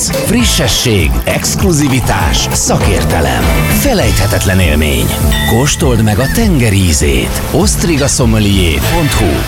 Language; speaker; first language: Hungarian; native; Hungarian